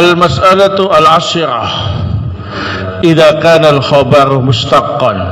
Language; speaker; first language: Arabic; non-native, fluent; Indonesian